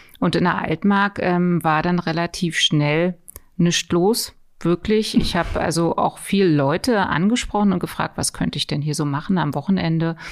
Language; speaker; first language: German; native; German